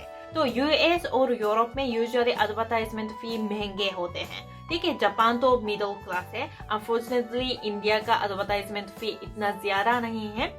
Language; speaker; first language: Hindi; non-native, fluent; Japanese